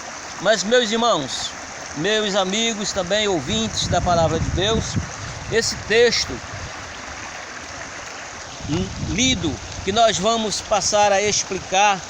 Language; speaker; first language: Portuguese; native; Portuguese